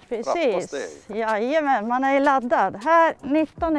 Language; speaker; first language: Swedish; native; Swedish